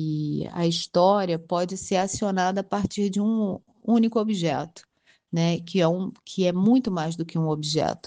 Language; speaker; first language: Portuguese; native; Portuguese